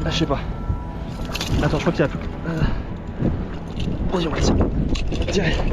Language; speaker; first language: French; native; French